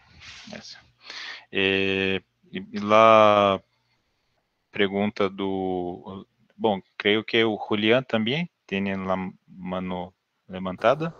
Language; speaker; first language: Spanish; non-native, learner; Portuguese